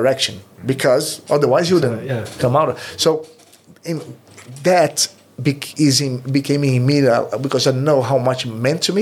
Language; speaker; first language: English; non-native, fluent; Portuguese